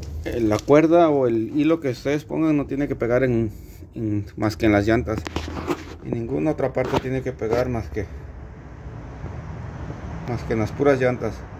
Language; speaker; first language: Spanish; native; Spanish